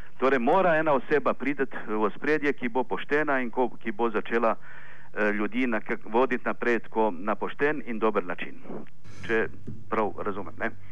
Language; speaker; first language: Slovenian; non-native, fluent; Ukrainian